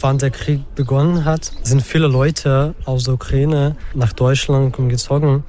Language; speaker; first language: German; non-native, fluent; Ukrainian